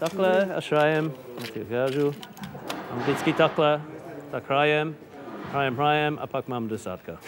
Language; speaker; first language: Czech; non-native, fluent; English